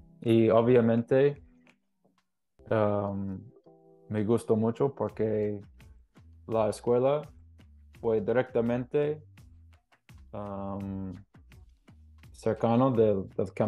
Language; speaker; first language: Spanish; non-native, learner; English